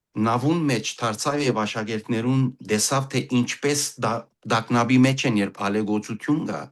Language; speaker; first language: Armenian; early bilingual, heritage; Armenian